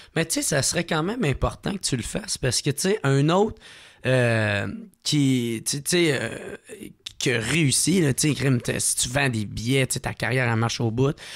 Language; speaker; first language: French; native; French